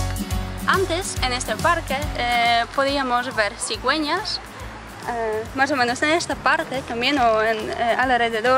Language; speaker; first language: Spanish; non-native, fluent; Polish